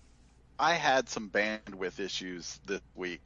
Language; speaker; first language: English; native; English